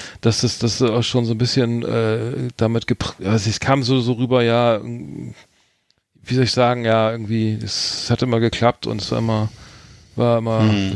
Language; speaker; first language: German; native; German